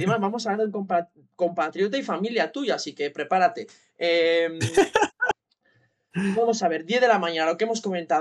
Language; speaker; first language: Spanish; native; Spanish